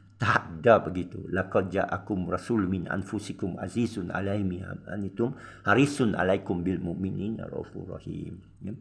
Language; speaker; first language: Malay; non-native, local second language; Min Nan Chinese